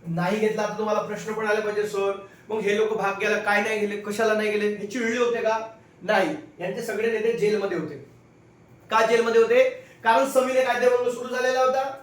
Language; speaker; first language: Marathi; non-native, local second language; Hindi